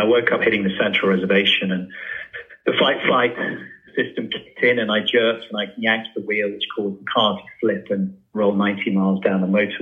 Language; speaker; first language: English; native; English